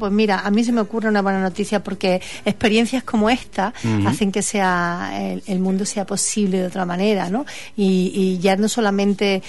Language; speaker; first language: Spanish; native; Spanish